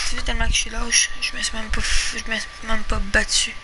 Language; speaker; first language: French; native; French